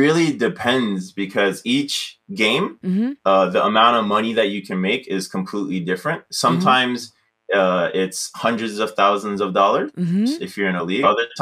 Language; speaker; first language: English; native; English